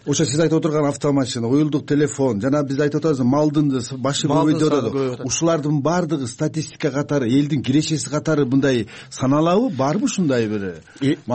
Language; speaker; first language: Kyrgyz; native; Kyrgyz